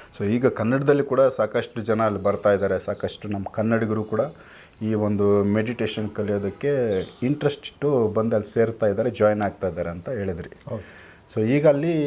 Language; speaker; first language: Kannada; native; Kannada